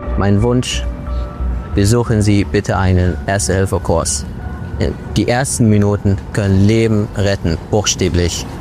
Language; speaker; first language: German; non-native, fluent; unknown